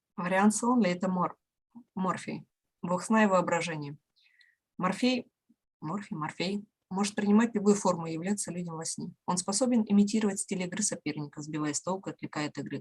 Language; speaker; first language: Russian; native; Russian